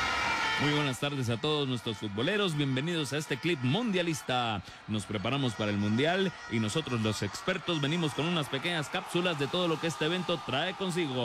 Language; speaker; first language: Spanish; native; Spanish